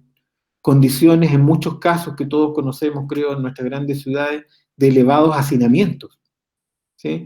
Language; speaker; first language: Spanish; native; Spanish